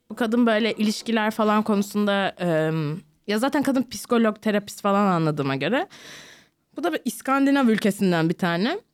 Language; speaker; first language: Turkish; native; Turkish